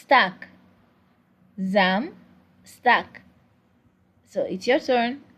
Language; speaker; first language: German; non-native, learner; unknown